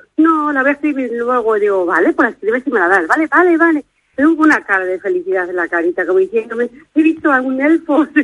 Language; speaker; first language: Spanish; native; Spanish